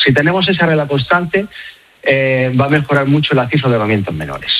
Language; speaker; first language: Spanish; native; Spanish